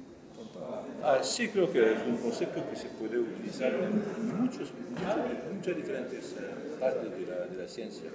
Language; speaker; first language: Spanish; non-native, fluent; French